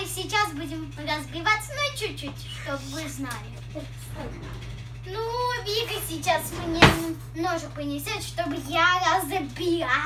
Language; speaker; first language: Russian; early bilingual, heritage; Russian